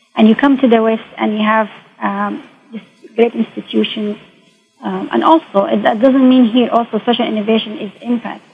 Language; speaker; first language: English; non-native, fluent; Arabic